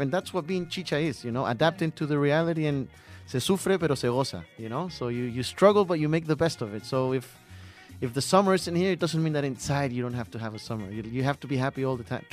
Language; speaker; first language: English; early bilingual, other home language; Spanish